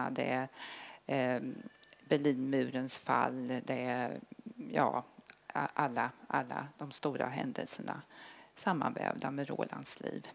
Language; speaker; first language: Swedish; native; Swedish